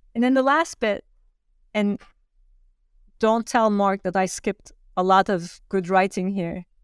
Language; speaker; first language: English; non-native, fluent; Turkish